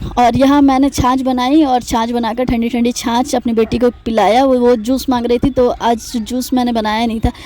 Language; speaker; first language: Hindi; non-native, local second language; Bangla